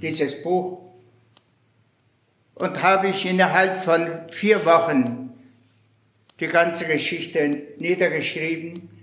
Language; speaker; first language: German; non-native, fluent; Mongolian